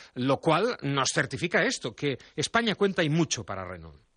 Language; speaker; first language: Spanish; non-native, local second language; Catalan